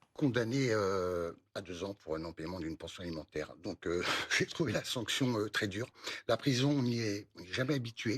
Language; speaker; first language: French; native; French